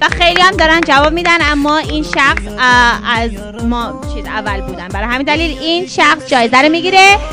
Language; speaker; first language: Persian; early bilingual, heritage; Persian